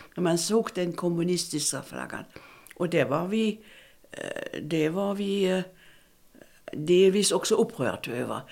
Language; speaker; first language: Swedish; non-native, fluent; German